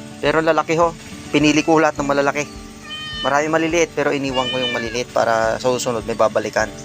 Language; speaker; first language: Filipino; non-native, local second language; Iloko